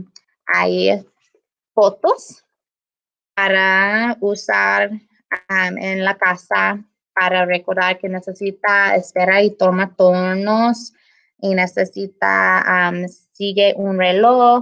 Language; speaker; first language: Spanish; non-native, learner; English